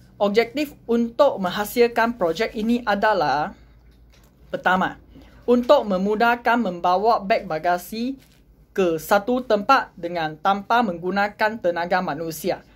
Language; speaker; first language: Malay; non-native, local second language; Chinese